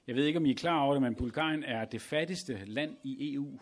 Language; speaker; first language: Danish; native; Danish